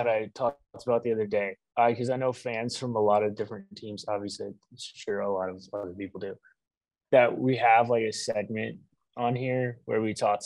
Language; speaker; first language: English; native; English